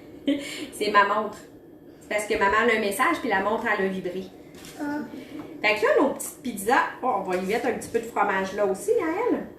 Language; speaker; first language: French; native; French